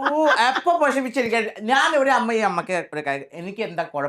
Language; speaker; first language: Malayalam; non-native, fluent; Assamese